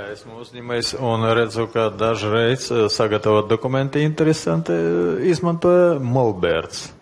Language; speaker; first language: Latvian; non-native, learner; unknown